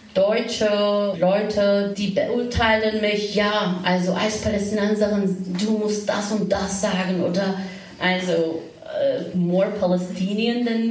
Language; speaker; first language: German; non-native, fluent; Turkish